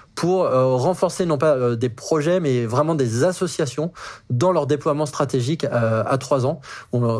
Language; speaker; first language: French; native; French